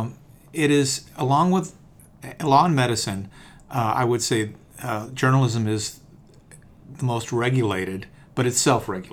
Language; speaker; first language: English; native; English